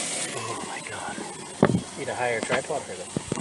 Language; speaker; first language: English; native; English